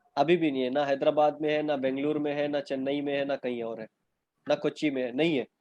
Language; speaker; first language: Hindi; non-native, local second language; Urdu